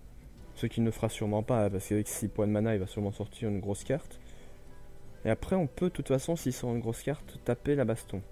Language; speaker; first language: French; native; French